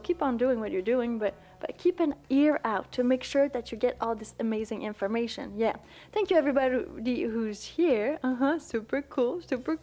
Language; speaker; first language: English; non-native, fluent; French